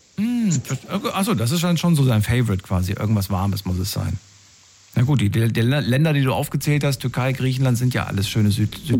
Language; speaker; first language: German; native; German